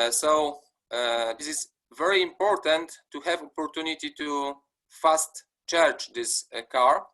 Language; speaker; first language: English; non-native, fluent; Polish